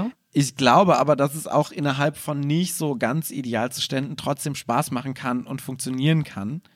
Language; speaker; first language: German; native; German